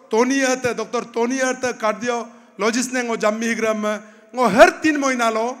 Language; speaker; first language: Hindi; non-native, local second language; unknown